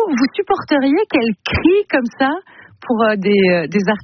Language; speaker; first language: French; native; French